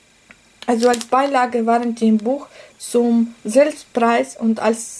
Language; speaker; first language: German; non-native, fluent; Russian